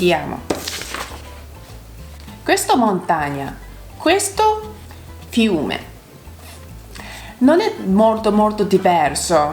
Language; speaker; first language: Italian; non-native, learner; Japanese